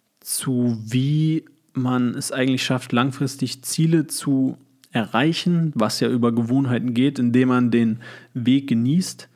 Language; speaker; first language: German; native; German